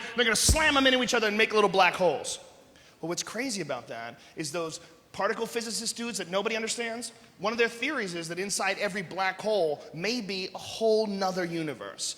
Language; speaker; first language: English; native; English